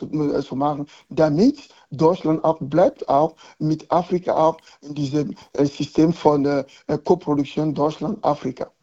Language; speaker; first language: German; non-native, learner; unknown